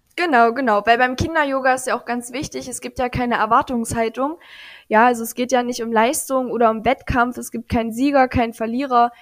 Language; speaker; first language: German; native; German